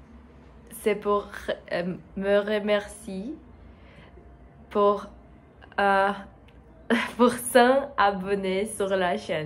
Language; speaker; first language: French; non-native, learner; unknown